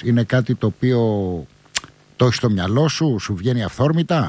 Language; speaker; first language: Greek; native; Greek